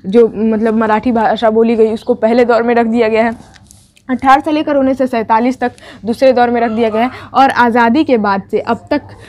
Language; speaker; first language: Hindi; native; Hindi